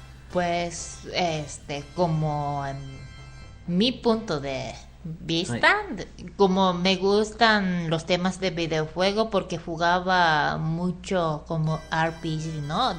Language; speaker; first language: Spanish; non-native, fluent; Japanese